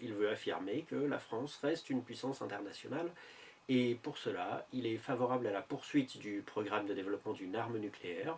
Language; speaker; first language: French; native; French